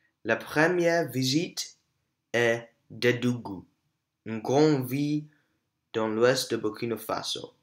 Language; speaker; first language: French; non-native, learner; English